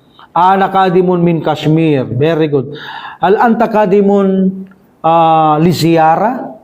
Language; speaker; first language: Arabic; non-native, fluent; Filipino